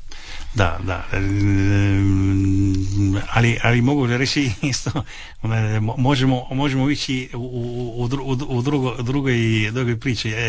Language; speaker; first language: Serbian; non-native, local second language; Italian